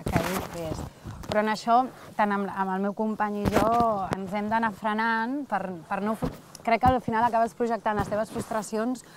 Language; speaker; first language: Catalan; native; Catalan